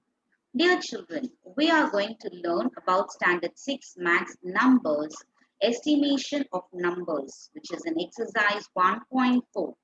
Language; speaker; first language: English; non-native, local second language; Tamil